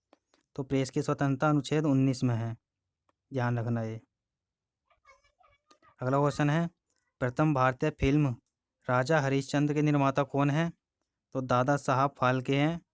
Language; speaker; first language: Hindi; native; Hindi